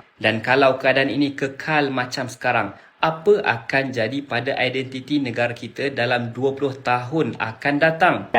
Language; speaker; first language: Malay; native; Malay